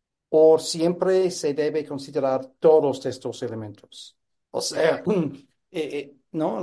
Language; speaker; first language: Spanish; non-native, fluent; English